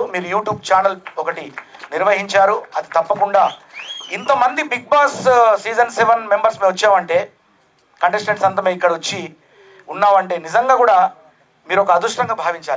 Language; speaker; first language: Telugu; native; Telugu